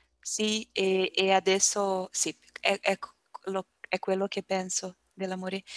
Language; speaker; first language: Italian; non-native, learner; Portuguese